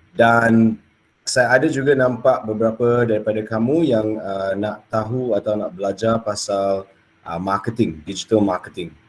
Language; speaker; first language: Malay; non-native, local second language; English